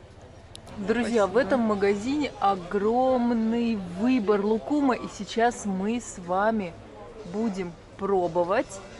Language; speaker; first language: Russian; native; Russian